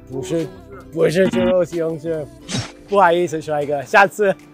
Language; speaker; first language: Chinese; non-native, fluent; English